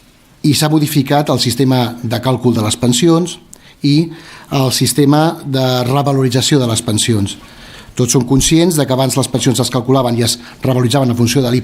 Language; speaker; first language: Catalan; native; Catalan